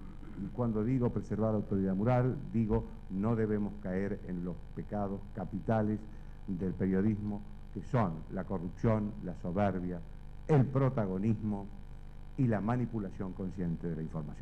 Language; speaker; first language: Spanish; native; Spanish